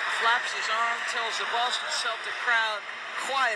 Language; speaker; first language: English; native; English